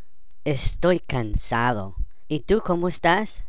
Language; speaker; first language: Spanish; non-native, learner; English